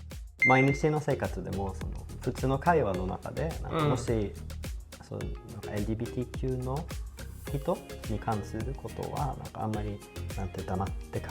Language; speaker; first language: Japanese; non-native, fluent; Swedish